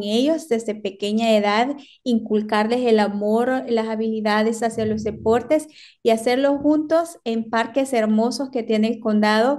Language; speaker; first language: Spanish; native; Spanish